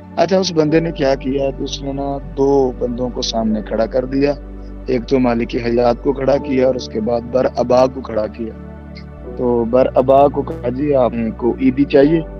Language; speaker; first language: Urdu; non-native, local second language; Punjabi